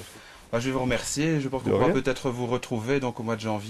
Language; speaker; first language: French; native; French